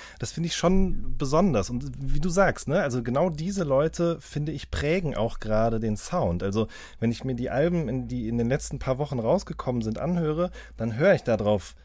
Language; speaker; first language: German; native; German